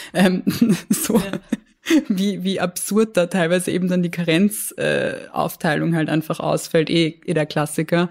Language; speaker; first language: German; native; German